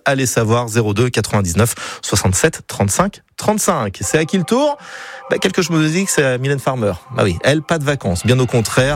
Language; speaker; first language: French; native; French